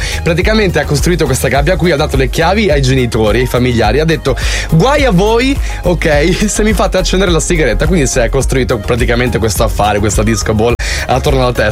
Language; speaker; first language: Italian; native; Italian